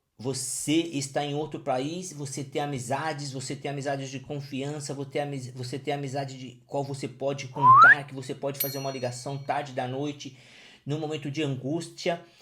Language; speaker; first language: Portuguese; native; Portuguese